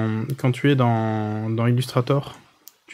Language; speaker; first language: French; native; French